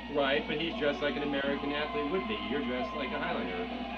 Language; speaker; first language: English; native; English